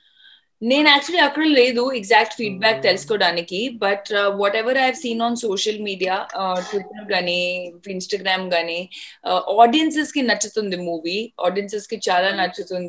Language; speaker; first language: Telugu; non-native, fluent; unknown